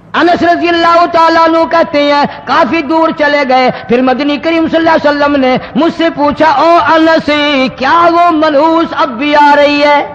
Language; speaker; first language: Urdu; non-native, local second language; Saraiki